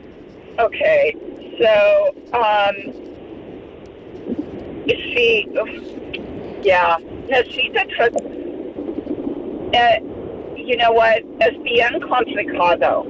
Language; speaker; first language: Spanish; non-native, learner; English